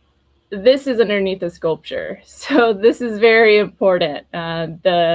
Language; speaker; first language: English; native; English